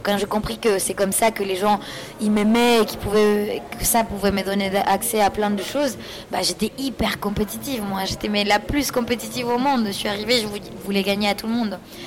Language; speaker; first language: French; non-native, fluent; Spanish